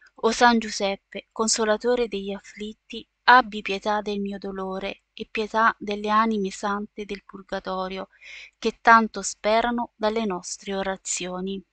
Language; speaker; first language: Italian; native; Italian